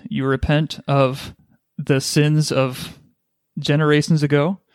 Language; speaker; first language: English; native; English